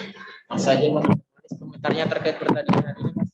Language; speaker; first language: Indonesian; native; Indonesian